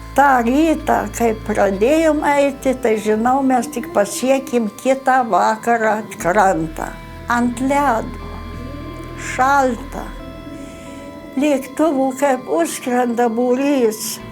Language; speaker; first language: Lithuanian; early bilingual, other home language; German